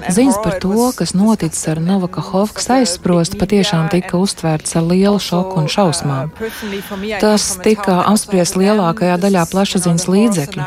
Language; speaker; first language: Latvian; native; Latvian